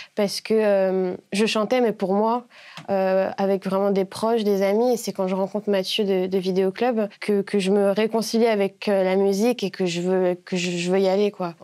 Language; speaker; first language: French; native; French